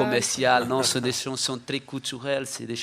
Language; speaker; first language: French; non-native, fluent; Portuguese